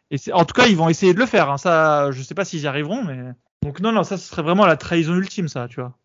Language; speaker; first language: French; native; French